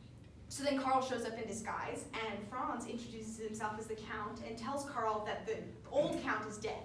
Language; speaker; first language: English; native; English